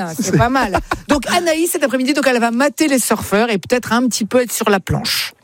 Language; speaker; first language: French; native; French